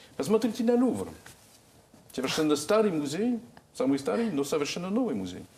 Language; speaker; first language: Russian; non-native, fluent; French